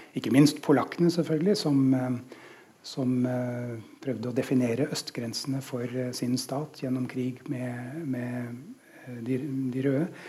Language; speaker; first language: Norwegian; non-native, fluent; English